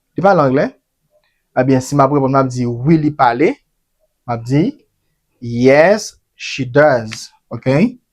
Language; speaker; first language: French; non-native, learner; Haitian Creole